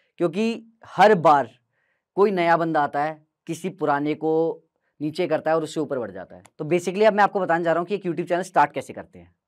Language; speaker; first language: Hindi; native; Hindi